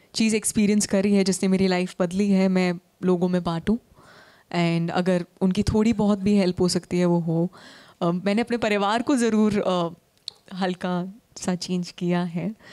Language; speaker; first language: Hindi; native; Hindi